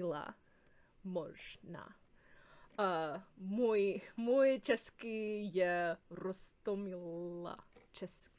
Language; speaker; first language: Czech; non-native, learner; English